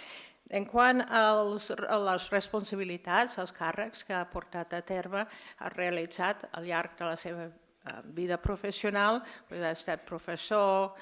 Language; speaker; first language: Catalan; non-native, fluent; English